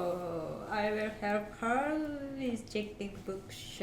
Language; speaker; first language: English; non-native, learner; Japanese